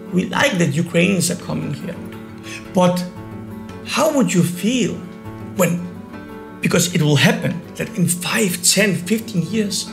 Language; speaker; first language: English; non-native, fluent; Polish